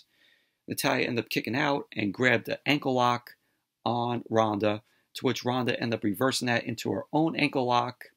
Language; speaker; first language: English; native; English